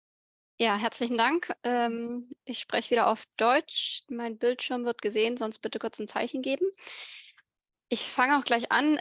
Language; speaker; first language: German; native; German